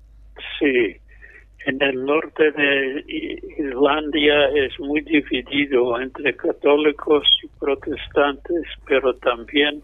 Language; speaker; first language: Spanish; non-native, fluent; English